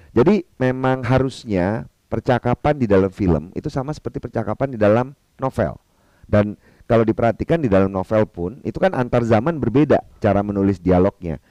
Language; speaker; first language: Indonesian; non-native, local second language; Minangkabau